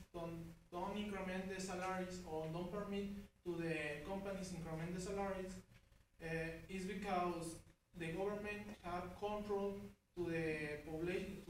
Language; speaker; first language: English; non-native, learner; Spanish